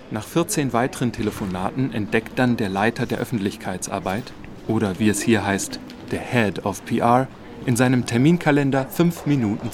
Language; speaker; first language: German; native; German